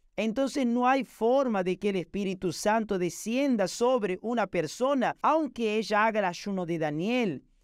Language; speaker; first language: Spanish; non-native, fluent; Portuguese